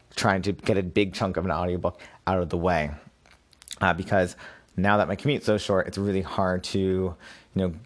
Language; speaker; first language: English; native; English